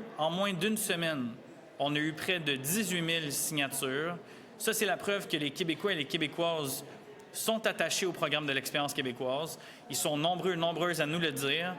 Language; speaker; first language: French; native; French